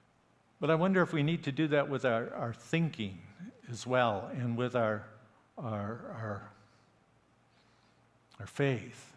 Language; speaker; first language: English; native; English